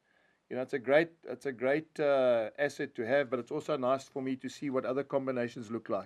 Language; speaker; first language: English; native; English